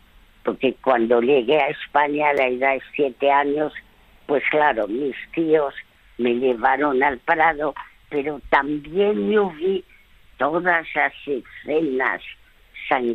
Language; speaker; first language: Spanish; early bilingual, other home language; French